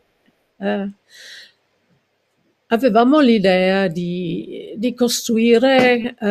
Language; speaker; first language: Italian; non-native, fluent; English